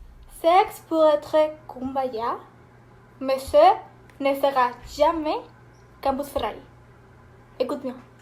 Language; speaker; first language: French; non-native, learner; Spanish